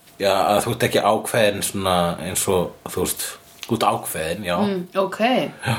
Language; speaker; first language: Icelandic; native; Icelandic